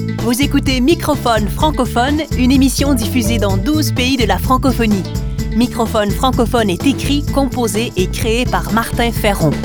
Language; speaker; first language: French; native; French